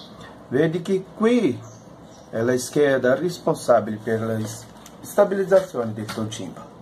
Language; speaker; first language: Italian; non-native, learner; Portuguese